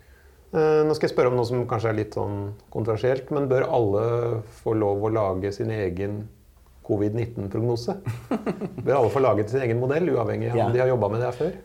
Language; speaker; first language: Norwegian; native; Norwegian